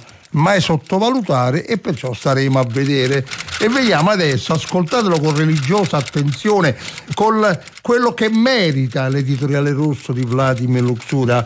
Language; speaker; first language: Italian; native; Italian